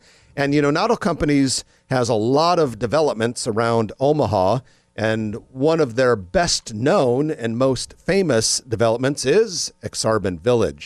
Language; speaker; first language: English; native; English